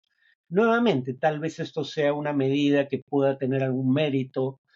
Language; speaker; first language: Spanish; native; Spanish